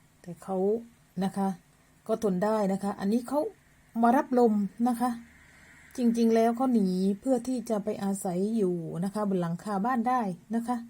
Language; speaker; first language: Thai; native; Thai